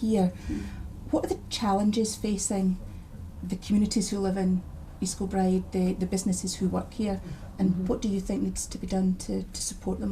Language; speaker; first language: English; native; English